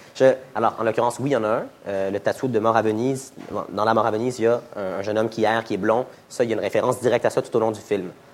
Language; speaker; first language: French; native; French